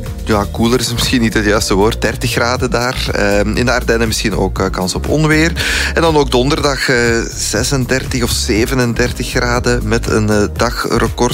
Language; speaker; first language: Dutch; native; Dutch